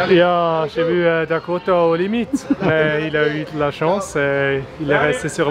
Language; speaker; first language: French; non-native, fluent; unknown